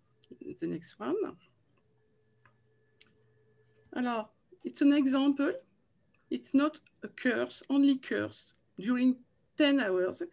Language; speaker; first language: English; non-native, learner; French